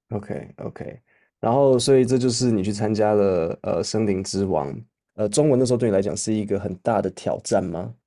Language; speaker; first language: Chinese; native; Chinese